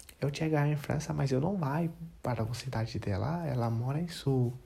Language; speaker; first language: Portuguese; non-native, learner; English